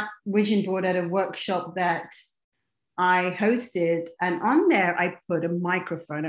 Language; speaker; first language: English; native; English